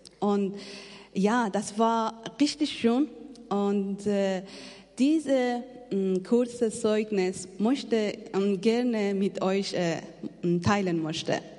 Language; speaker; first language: German; non-native, learner; Persian